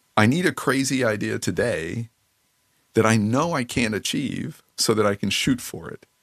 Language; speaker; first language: English; native; English